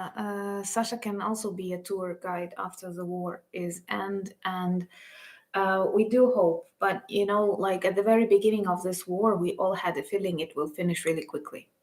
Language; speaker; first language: English; non-native, fluent; Ukrainian